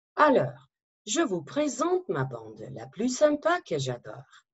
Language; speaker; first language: French; non-native, fluent; Macedonian